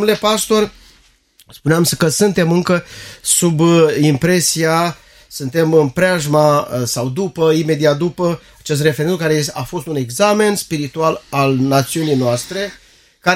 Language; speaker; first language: Romanian; native; Romanian